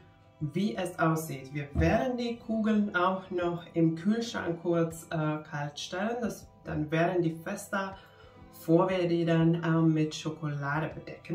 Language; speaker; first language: German; non-native, fluent; Finnish